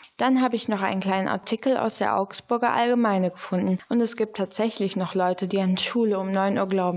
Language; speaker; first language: German; native; German